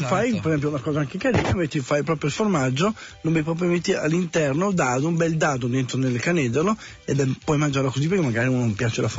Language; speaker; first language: Italian; native; Italian